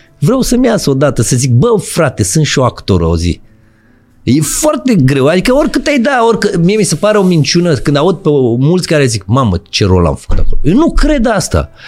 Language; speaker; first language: Romanian; native; Romanian